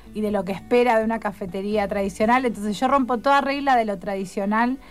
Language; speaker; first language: Spanish; native; Spanish